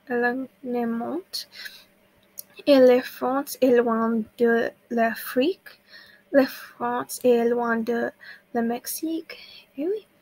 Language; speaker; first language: French; non-native, learner; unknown